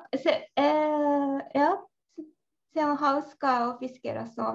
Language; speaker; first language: Finnish; non-native, learner; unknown